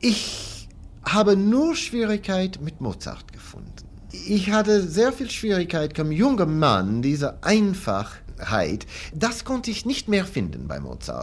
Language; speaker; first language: German; non-native, learner; English